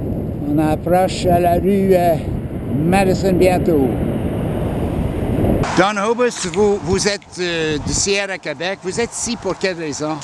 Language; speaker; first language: French; non-native, local second language; English